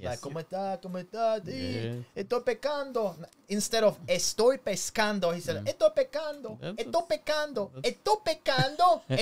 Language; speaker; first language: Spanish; non-native, learner; Slovak